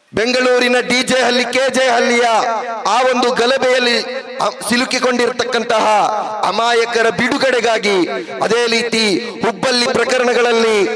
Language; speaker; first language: Kannada; non-native, local second language; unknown